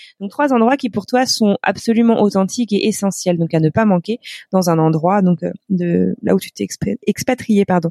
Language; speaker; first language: French; native; French